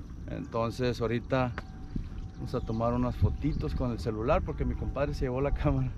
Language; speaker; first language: Spanish; native; Spanish